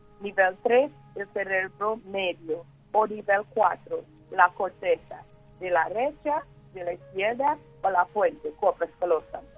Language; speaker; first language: Spanish; non-native, learner; English